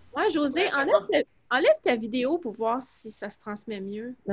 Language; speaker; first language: French; native; French